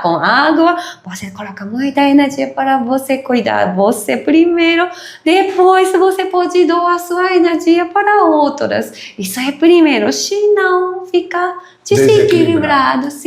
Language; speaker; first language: Portuguese; non-native, learner; Japanese